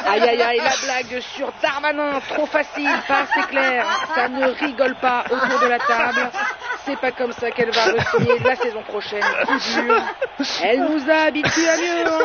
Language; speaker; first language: French; native; French